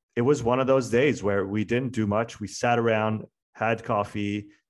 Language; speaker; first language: English; non-native, fluent; French